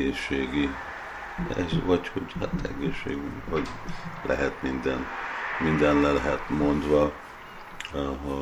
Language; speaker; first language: Hungarian; early bilingual, heritage; Hungarian